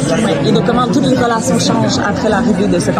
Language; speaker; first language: French; native; French